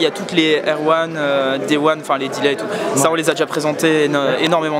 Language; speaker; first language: French; native; French